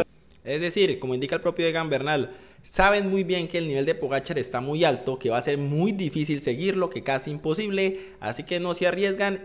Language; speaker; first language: Spanish; native; Spanish